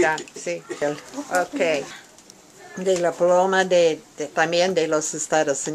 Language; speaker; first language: Spanish; non-native, learner; English